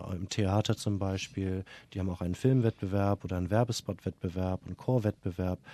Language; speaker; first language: German; native; German